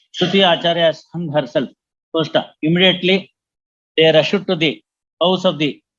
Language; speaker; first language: English; non-native, local second language; Kannada